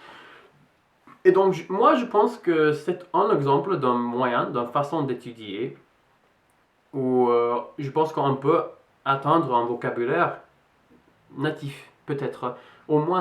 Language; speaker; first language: French; non-native, fluent; English